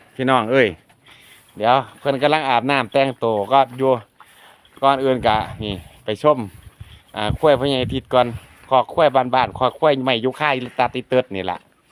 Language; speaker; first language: Thai; native; Thai